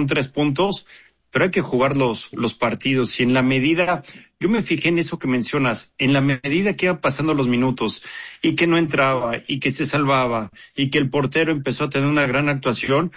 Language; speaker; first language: Spanish; native; Spanish